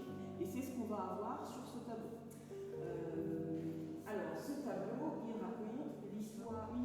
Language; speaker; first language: French; native; French